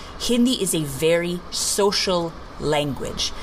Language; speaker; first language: English; native; English